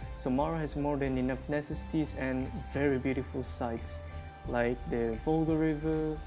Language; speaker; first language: English; non-native, local second language; Malay